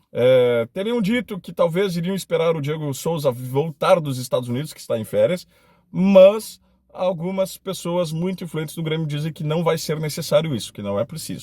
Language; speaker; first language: Portuguese; native; Portuguese